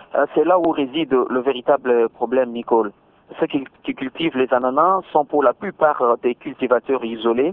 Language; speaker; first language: French; non-native, local second language; Luba-Lulua